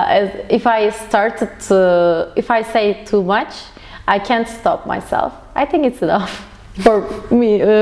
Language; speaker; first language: English; non-native, learner; Turkish